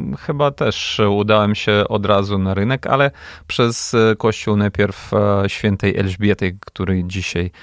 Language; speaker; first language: Polish; non-native, fluent; Ukrainian